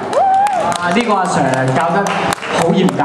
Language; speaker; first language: Cantonese; native; Cantonese